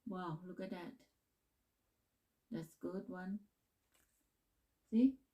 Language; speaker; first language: English; non-native, learner; Thai